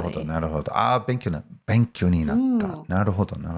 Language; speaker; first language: Japanese; non-native, fluent; English